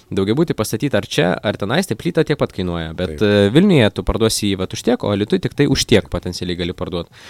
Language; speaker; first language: Lithuanian; native; Lithuanian